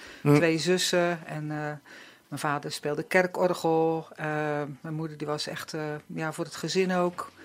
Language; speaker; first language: Dutch; native; Dutch